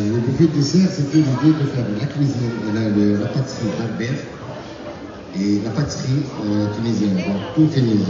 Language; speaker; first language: French; non-native, local second language; Arabic